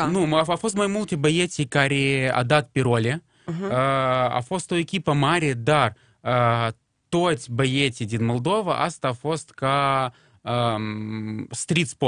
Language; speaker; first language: Romanian; non-native, local second language; Russian